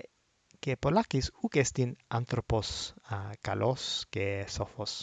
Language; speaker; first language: Greek; non-native, fluent; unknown